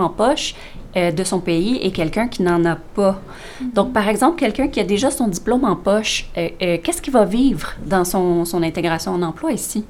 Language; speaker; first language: French; native; French